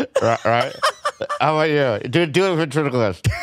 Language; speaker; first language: English; native; English